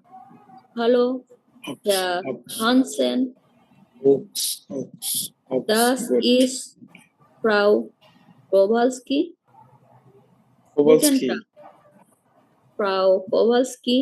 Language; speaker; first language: German; non-native, learner; Bangla